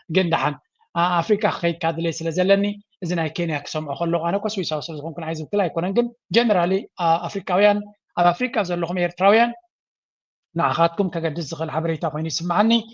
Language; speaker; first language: Tigrinya; native; Tigrinya